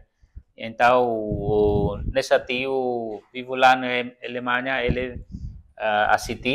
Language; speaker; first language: Portuguese; non-native, learner; Vietnamese